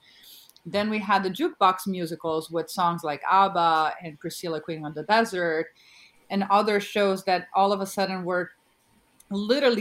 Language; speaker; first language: English; non-native, fluent; Portuguese